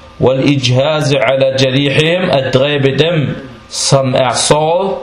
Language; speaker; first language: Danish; non-native, fluent; Arabic